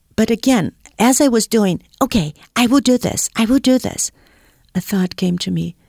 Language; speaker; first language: English; non-native, fluent; Portuguese